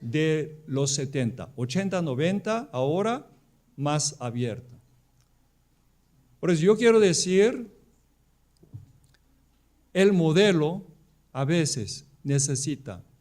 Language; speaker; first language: Spanish; non-native, fluent; Korean